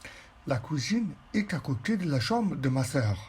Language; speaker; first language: French; non-native, fluent; Arabic